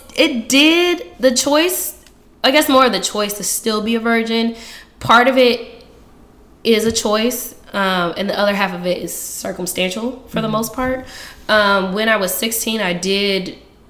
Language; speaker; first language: English; native; English